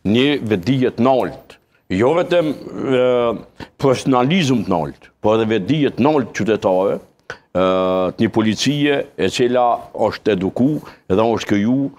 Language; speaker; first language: Albanian; native; Albanian